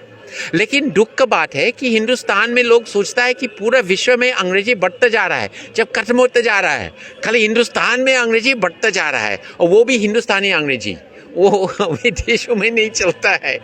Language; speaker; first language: Hindi; non-native, fluent; English